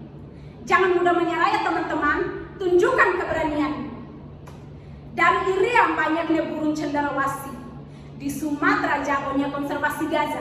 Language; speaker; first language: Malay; non-native, learner; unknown